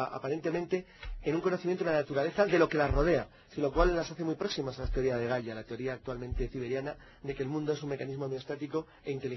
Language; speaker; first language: Spanish; native; Spanish